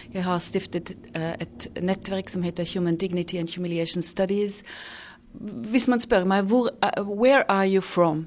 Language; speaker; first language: Norwegian; non-native, fluent; German